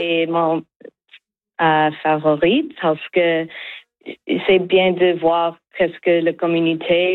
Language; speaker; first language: French; non-native, learner; English